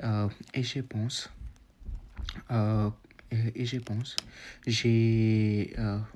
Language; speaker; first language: French; non-native, learner; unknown